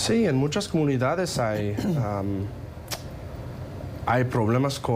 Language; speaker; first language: Spanish; non-native, fluent; English